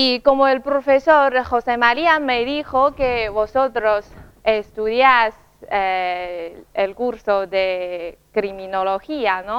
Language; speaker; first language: Spanish; non-native, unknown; Chinese